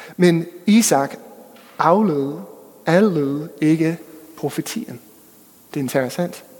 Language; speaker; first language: Danish; non-native, fluent; English